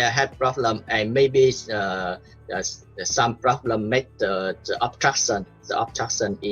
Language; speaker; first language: English; non-native, learner; Vietnamese